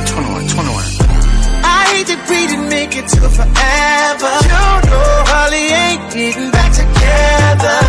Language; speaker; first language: English; native; English